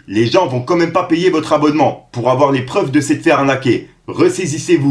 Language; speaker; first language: French; native; French